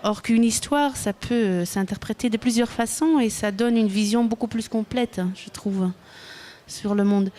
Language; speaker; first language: French; non-native, local second language; Dutch